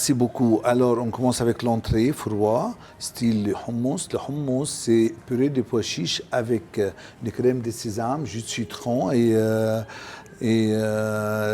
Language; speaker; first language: French; non-native, local second language; Arabic